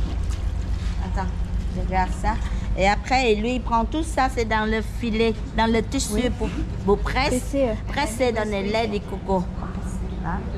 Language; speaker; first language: French; non-native, learner; Vietnamese